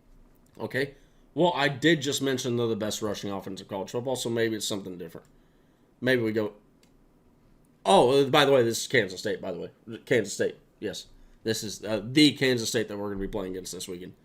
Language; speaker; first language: English; native; English